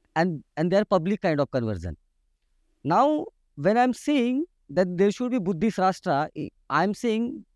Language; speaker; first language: English; non-native, local second language; Marathi